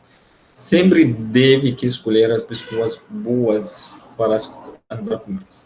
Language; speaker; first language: Portuguese; non-native, learner; Arabic